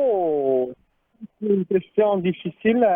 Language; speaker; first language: French; non-native, local second language; Dutch